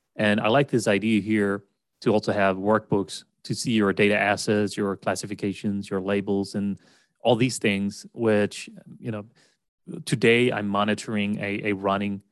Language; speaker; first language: English; non-native, fluent; Swedish